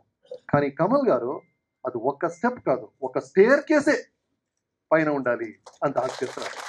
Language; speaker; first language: Telugu; non-native, local second language; Kannada